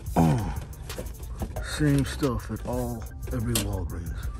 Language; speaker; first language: English; native; English